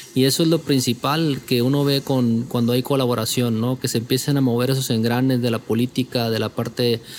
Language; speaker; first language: Spanish; native; Spanish